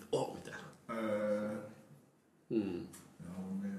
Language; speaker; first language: Japanese; native; Japanese